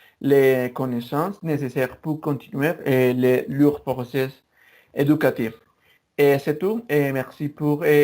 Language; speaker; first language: French; non-native, learner; Spanish